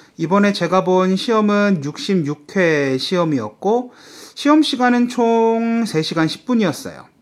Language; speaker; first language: Korean; native; Korean